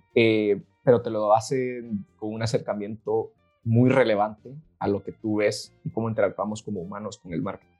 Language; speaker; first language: Spanish; native; Spanish